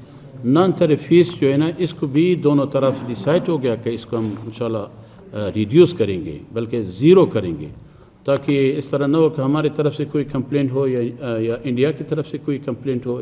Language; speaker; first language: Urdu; non-native, fluent; Persian